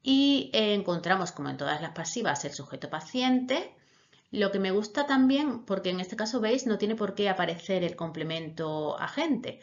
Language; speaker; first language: Spanish; native; Spanish